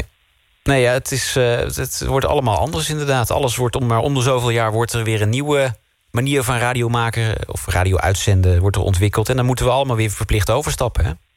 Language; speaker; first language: Dutch; native; Dutch